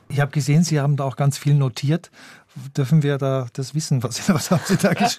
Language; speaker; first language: German; native; German